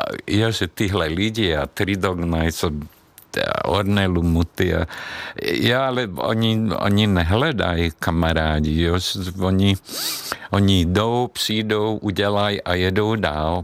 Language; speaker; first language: Czech; non-native, fluent; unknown